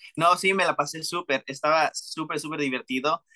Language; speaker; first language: Spanish; early bilingual, heritage; Spanish